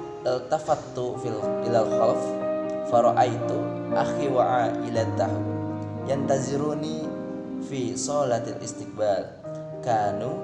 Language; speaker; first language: Arabic; non-native, learner; Indonesian